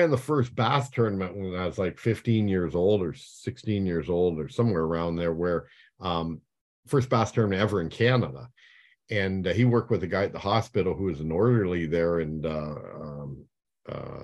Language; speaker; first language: English; native; English